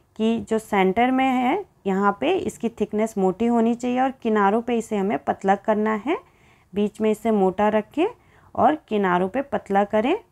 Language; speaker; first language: Hindi; native; Hindi